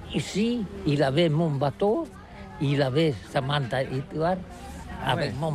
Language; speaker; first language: French; non-native, learner; Catalan